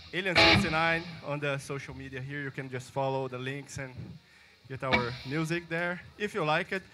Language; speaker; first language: English; non-native, fluent; Portuguese